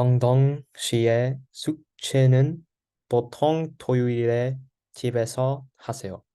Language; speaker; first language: Korean; non-native, learner; English